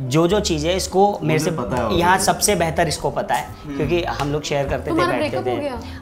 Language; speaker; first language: Hindi; native; Hindi